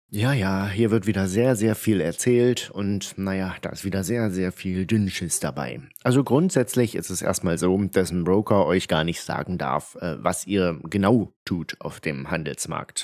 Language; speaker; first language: German; native; German